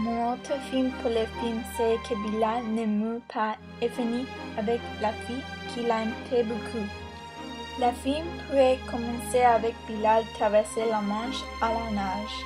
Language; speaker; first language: French; non-native, learner; English